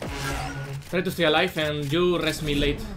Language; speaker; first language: English; non-native, learner; Spanish